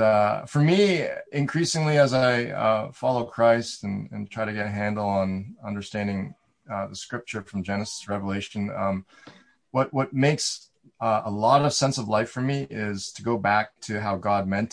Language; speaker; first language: English; native; English